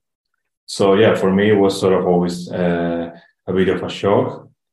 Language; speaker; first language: English; non-native, fluent; Spanish